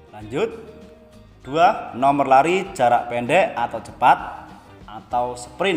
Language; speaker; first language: Indonesian; native; Indonesian